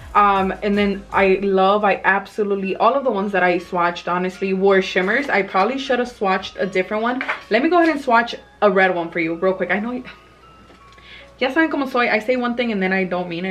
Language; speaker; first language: English; early bilingual, other home language; Spanish